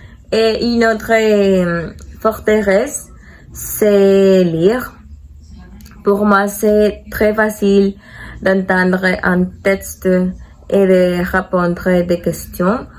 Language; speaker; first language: French; non-native, learner; Spanish